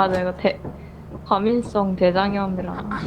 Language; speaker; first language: Korean; native; Korean